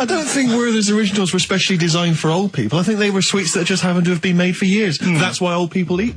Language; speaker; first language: English; native; English